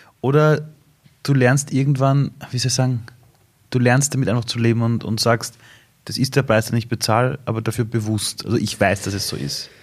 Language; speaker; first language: German; early bilingual, other home language; Persian